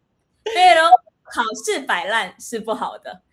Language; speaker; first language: Spanish; non-native, fluent; Chinese